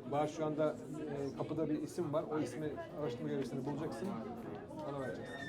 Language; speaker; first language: Turkish; native; Turkish